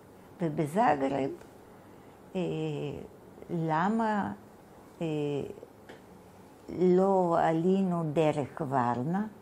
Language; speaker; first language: Hebrew; non-native, fluent; Bulgarian